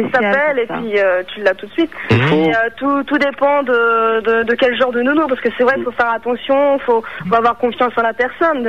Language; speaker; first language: French; native; French